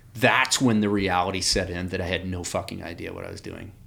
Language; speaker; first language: English; native; English